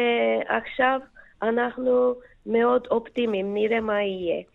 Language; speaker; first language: Hebrew; non-native, fluent; Turkish